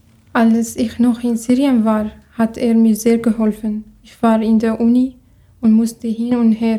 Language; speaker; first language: German; non-native, learner; Arabic